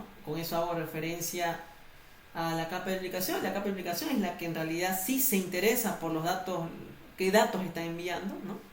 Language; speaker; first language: Spanish; native; Spanish